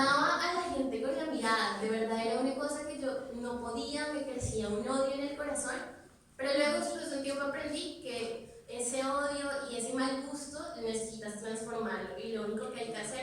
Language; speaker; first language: Spanish; native; Spanish